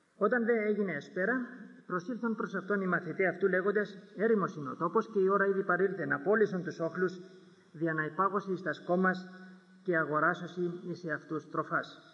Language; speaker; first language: Greek; native; Greek